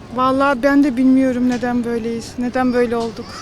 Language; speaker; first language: Turkish; native; Turkish